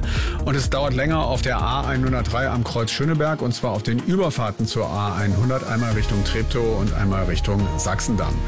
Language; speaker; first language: German; native; German